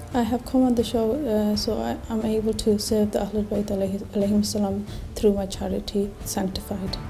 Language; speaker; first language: English; native; English